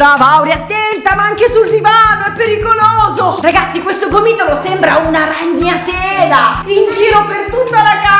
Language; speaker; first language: Italian; native; Italian